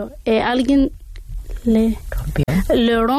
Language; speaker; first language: Spanish; non-native, learner; Arabic